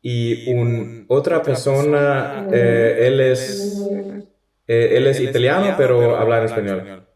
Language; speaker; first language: Spanish; non-native, learner; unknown